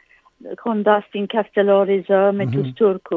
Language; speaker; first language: Greek; non-native, learner; English